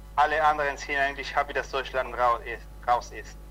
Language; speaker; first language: German; non-native, learner; Spanish